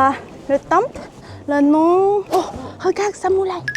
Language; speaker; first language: French; non-native, learner; Thai